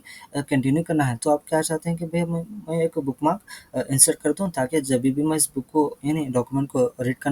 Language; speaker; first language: Hindi; native; Hindi